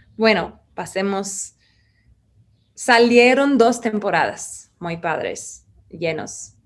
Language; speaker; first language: Spanish; non-native, learner; English